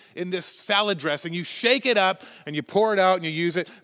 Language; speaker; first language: English; native; English